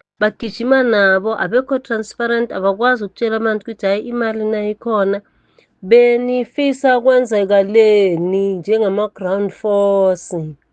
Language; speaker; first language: Zulu; native; Zulu